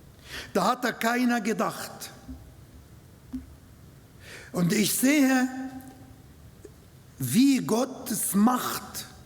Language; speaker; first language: German; non-native, learner; Arabic